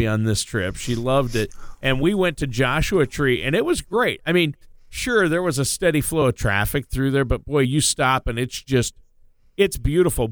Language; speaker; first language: English; native; English